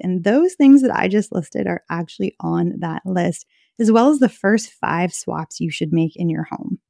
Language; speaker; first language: English; native; English